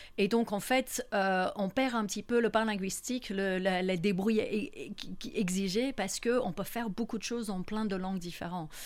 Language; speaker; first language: French; non-native, fluent; English